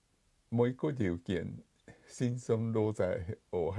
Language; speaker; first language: Vietnamese; non-native, fluent; Japanese